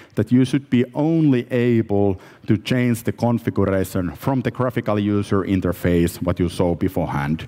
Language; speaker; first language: English; non-native, fluent; Finnish